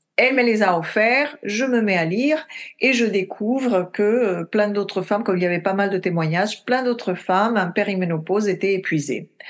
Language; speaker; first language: French; non-native, fluent; Italian